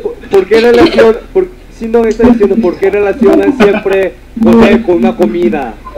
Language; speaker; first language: Spanish; non-native, learner; Korean